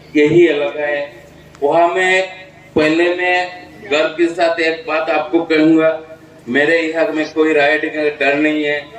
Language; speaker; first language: Hindi; non-native, local second language; Bangla